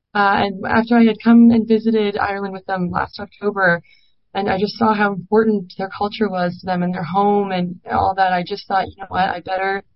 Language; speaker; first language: English; native; English